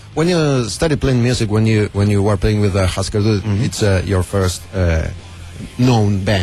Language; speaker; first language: English; non-native, fluent; Spanish